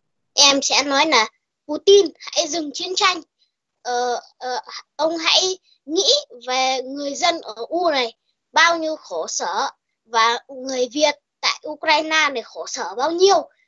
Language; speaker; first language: Vietnamese; early bilingual, heritage; Vietnamese